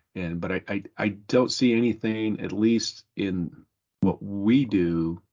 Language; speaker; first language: English; native; English